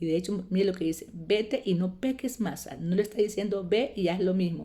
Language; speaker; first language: Spanish; native; Spanish